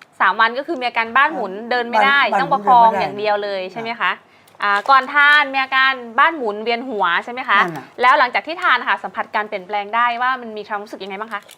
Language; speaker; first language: Thai; native; Thai